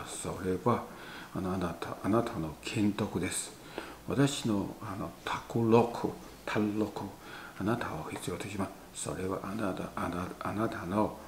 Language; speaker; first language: Japanese; non-native, learner; Chinese